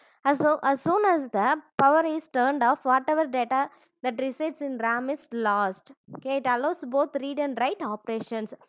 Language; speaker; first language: English; non-native, local second language; Tamil